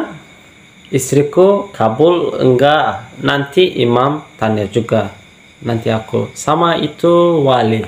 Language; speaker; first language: Indonesian; non-native, learner; Turkish